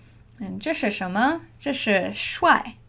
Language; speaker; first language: Chinese; non-native, fluent; English